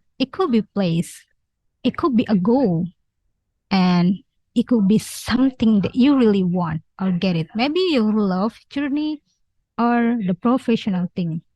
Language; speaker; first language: English; non-native, learner; Indonesian